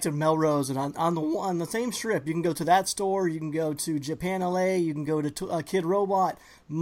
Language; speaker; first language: English; native; English